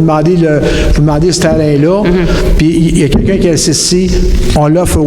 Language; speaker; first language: French; native; French